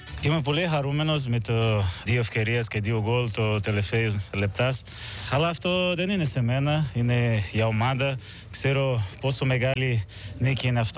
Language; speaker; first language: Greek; non-native, learner; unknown